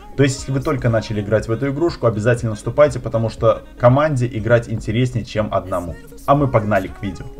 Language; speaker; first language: Russian; native; Russian